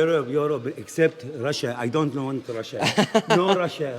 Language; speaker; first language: English; non-native, learner; Arabic